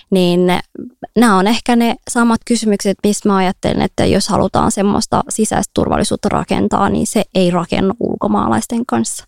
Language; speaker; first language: Finnish; early bilingual, other home language; Somali